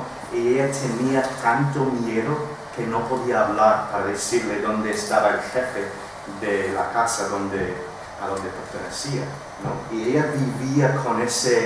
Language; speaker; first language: Spanish; non-native, fluent; English